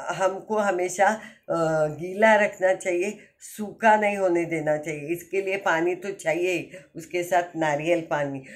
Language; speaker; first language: Hindi; non-native, local second language; Marathi